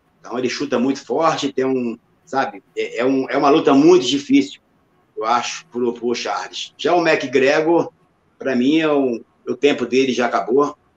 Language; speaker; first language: Portuguese; native; Portuguese